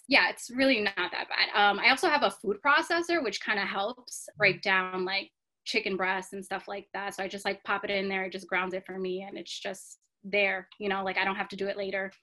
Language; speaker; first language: English; native; English